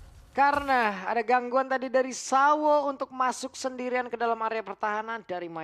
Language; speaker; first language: Indonesian; native; Indonesian